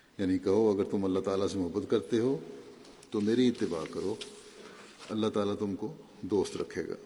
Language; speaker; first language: Urdu; native; Urdu